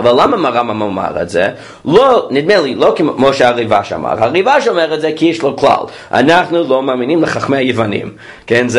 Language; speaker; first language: Hebrew; non-native, fluent; English